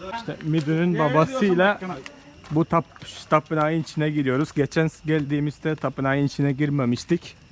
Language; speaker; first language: Turkish; non-native, fluent; Malayalam